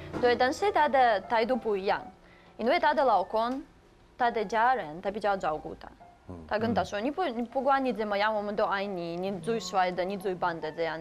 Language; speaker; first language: Chinese; non-native, learner; English